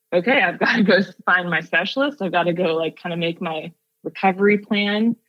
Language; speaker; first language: English; native; English